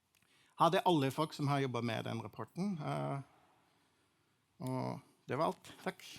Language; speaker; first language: Norwegian; non-native, fluent; German